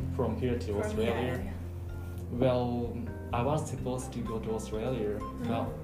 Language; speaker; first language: English; non-native, fluent; Japanese